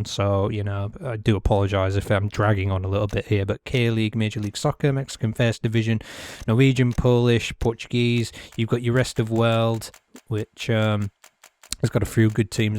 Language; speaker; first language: English; native; English